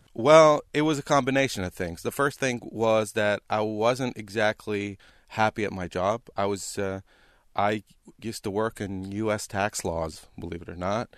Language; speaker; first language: English; non-native, fluent; Arabic